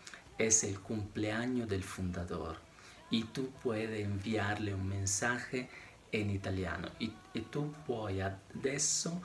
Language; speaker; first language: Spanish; non-native, fluent; Italian